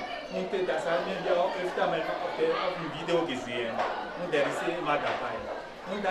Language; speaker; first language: German; non-native, learner; French